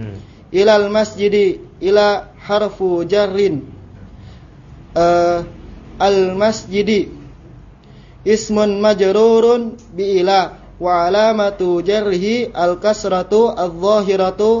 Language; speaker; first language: Arabic; non-native, learner; Indonesian